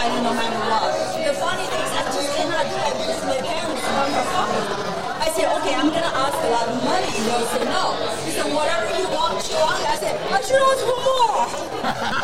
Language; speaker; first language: English; non-native, learner; Chinese